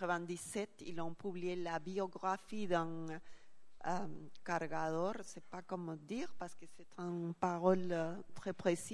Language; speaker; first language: French; non-native, learner; Spanish